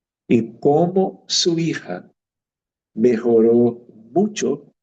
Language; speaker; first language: Spanish; non-native, fluent; Portuguese